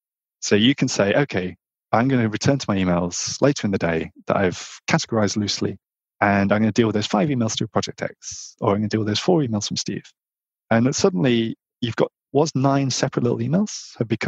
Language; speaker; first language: English; native; English